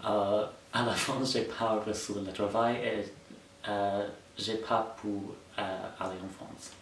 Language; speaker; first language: French; non-native, fluent; English